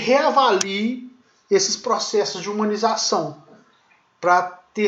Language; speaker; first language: Portuguese; native; Portuguese